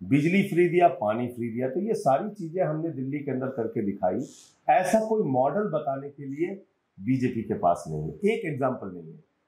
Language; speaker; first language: Hindi; native; Hindi